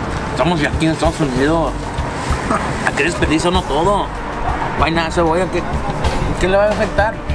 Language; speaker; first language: Spanish; early bilingual, heritage; Spanish